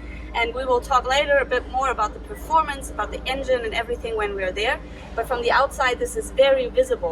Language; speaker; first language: English; non-native, fluent; German